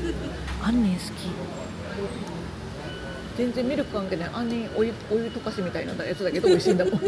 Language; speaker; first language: Japanese; native; Japanese